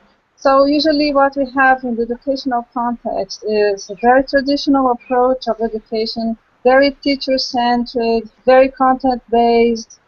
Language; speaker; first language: English; non-native, local second language; Portuguese